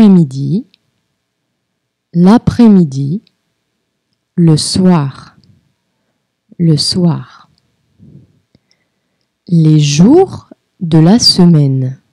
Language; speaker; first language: French; non-native, fluent; Portuguese